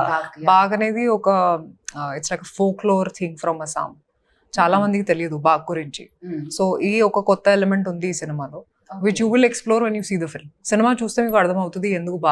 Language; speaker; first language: Telugu; non-native, local second language; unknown